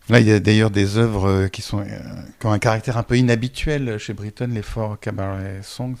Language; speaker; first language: French; native; French